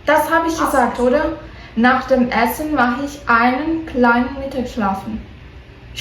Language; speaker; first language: German; non-native, learner; Portuguese